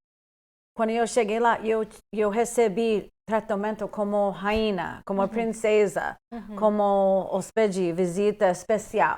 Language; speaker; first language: Portuguese; non-native, fluent; English